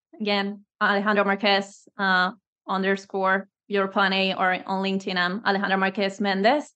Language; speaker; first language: English; non-native, fluent; Spanish